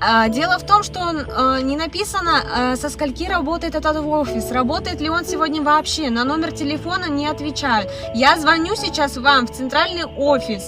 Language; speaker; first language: Russian; native; Russian